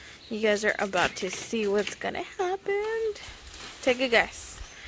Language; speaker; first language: English; early bilingual, other home language; Spanish